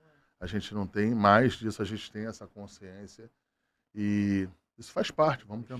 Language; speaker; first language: Portuguese; native; Portuguese